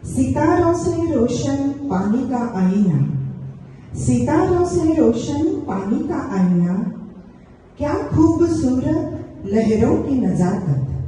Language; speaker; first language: Hindi; non-native, local second language; Marathi